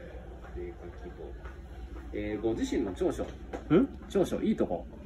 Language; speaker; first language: Japanese; native; Japanese